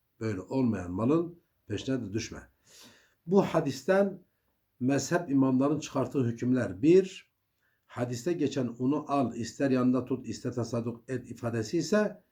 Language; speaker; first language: Turkish; native; Turkish